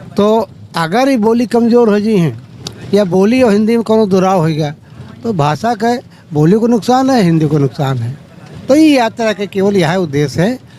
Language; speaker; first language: Hindi; native; Hindi